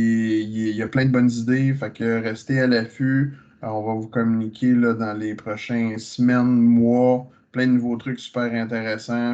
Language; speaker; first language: French; native; French